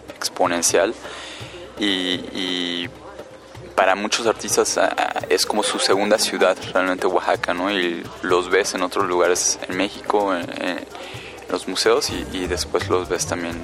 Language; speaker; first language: Spanish; native; Spanish